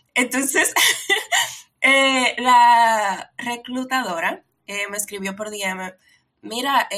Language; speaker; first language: Spanish; native; Spanish